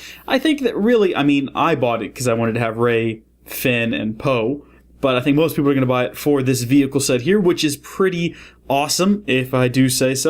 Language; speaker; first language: English; native; English